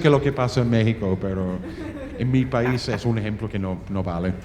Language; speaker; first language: Spanish; non-native, fluent; English